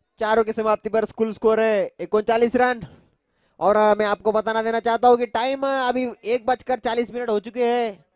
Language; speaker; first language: Hindi; non-native, local second language; Marathi